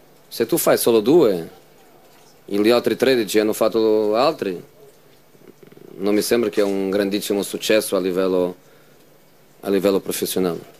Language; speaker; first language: Italian; non-native, fluent; Portuguese